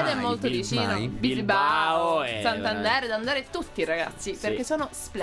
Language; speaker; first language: Italian; native; Italian